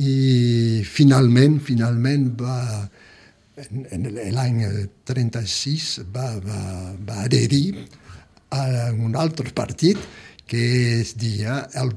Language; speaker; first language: Catalan; early bilingual, heritage; Catalan